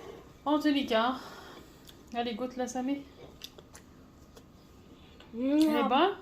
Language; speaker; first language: French; non-native, fluent; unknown